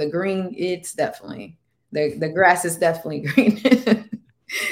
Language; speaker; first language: English; non-native, fluent; Spanish